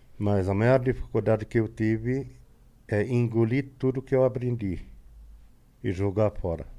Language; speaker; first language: Portuguese; non-native, fluent; Arabic